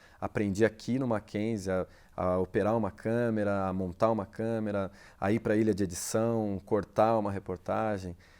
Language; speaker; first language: Portuguese; native; Portuguese